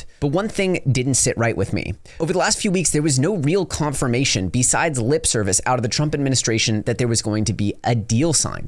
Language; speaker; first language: English; native; English